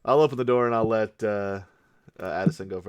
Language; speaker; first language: English; native; English